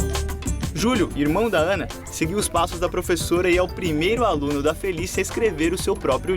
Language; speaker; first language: Portuguese; native; Portuguese